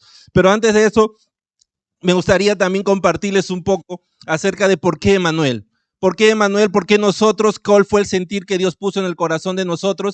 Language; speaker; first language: Spanish; native; Spanish